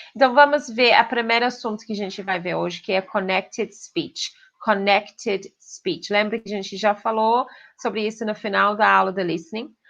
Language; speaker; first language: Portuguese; non-native, fluent; English